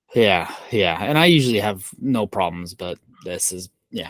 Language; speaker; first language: English; native; English